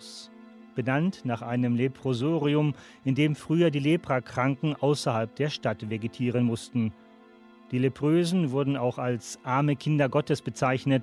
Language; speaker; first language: German; native; German